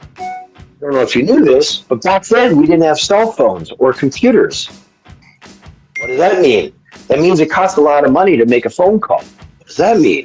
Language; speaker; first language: English; native; English